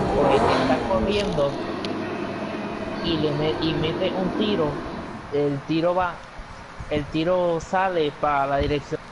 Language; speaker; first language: Spanish; native; Spanish